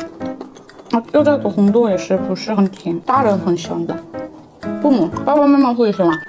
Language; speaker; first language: Chinese; non-native, learner; Korean